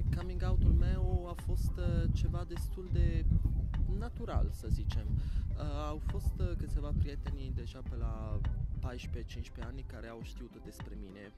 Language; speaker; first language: Romanian; non-native, fluent; Italian